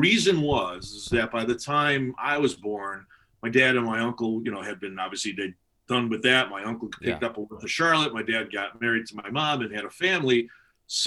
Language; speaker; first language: English; native; English